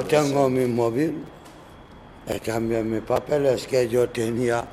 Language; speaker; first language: Spanish; non-native, learner; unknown